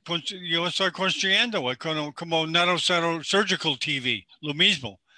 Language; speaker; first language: Spanish; non-native, learner; English